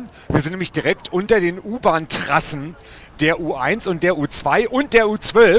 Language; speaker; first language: German; native; German